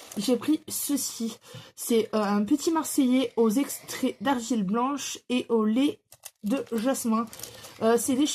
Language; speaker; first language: French; native; French